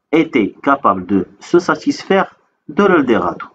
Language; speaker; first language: French; non-native, local second language; Arabic